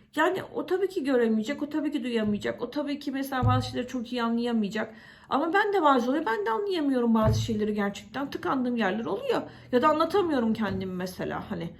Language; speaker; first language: Turkish; native; Turkish